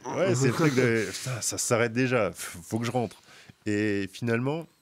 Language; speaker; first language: French; native; French